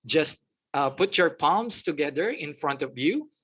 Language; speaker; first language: English; non-native, local second language; Filipino